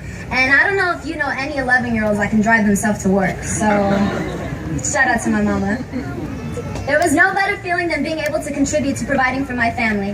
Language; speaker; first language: English; native; English